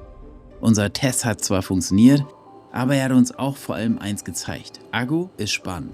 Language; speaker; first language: German; native; German